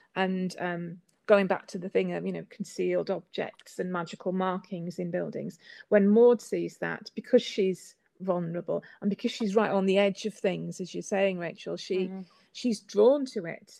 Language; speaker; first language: English; native; English